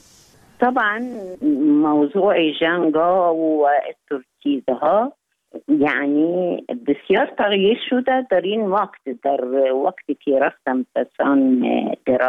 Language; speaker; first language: Persian; non-native, fluent; Arabic